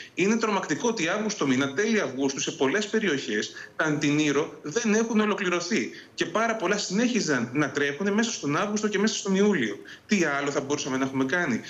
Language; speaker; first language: Greek; native; Greek